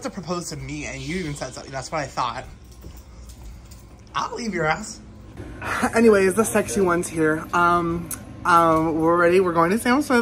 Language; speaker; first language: English; native; English